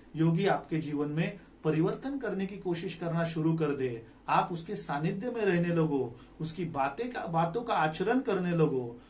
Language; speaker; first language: Hindi; non-native, local second language; Marathi